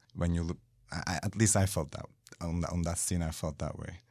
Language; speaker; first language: English; non-native, fluent; Turkish